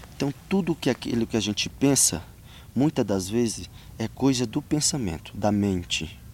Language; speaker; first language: Portuguese; non-native, local second language; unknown